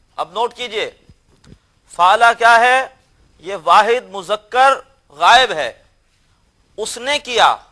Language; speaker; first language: Urdu; native; Urdu